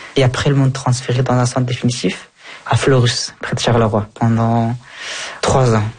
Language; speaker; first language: French; early bilingual, other home language; Persian